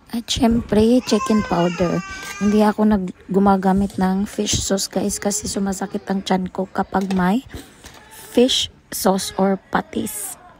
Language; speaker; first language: Filipino; non-native, local second language; Cebuano